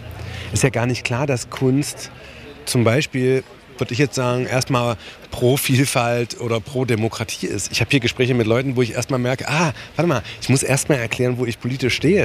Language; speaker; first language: German; native; German